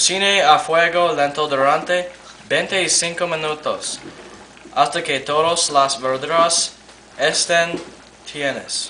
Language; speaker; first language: Spanish; non-native, learner; English